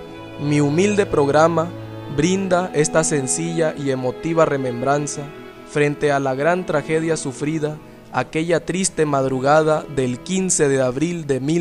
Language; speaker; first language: Spanish; native; Spanish